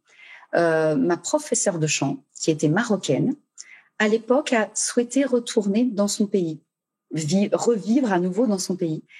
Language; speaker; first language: French; native; French